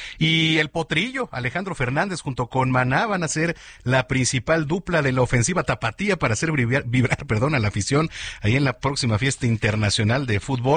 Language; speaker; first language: Spanish; native; Spanish